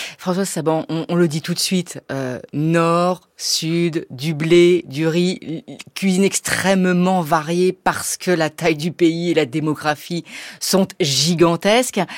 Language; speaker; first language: French; native; French